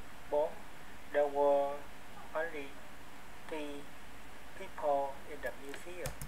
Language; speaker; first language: English; non-native, learner; Vietnamese